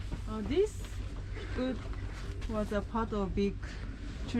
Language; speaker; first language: English; non-native, learner; Japanese